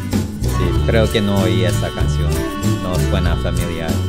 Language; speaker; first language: Spanish; non-native, learner; English